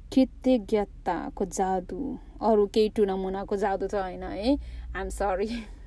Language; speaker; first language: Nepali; early bilingual, heritage; Nepali